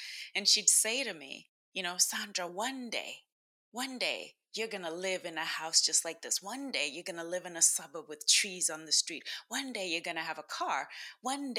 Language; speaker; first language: English; non-native, local second language; Shona